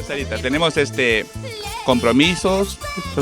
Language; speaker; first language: Spanish; native; Spanish